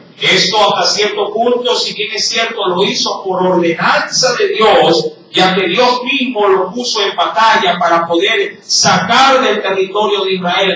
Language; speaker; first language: Spanish; native; Spanish